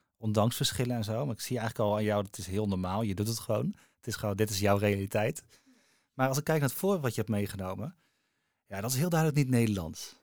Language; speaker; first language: Dutch; native; Dutch